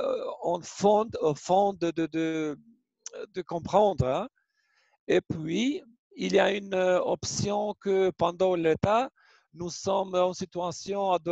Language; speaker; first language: French; non-native, learner; Albanian